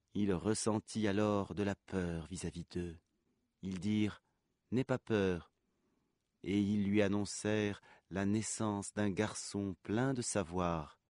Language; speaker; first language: French; native; French